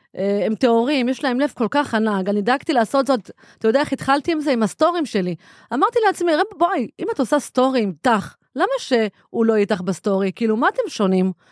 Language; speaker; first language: Hebrew; native; Hebrew